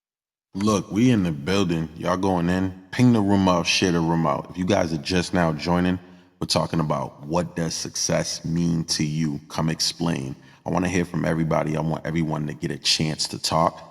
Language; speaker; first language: English; native; English